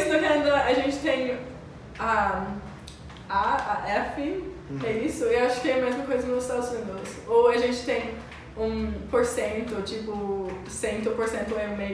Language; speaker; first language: Portuguese; non-native, learner; English